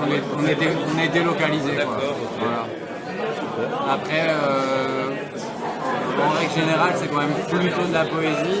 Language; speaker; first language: French; native; French